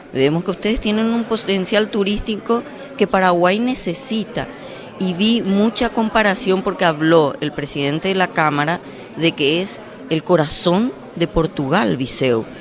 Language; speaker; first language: Spanish; native; Spanish